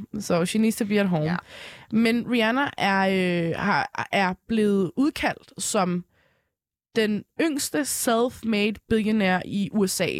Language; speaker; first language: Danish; early bilingual, other home language; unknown